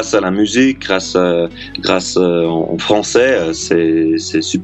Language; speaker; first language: French; native; French